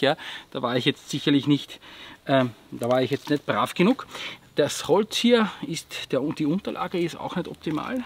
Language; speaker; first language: German; native; German